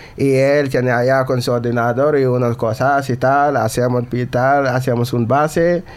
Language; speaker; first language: Spanish; non-native, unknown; Wolof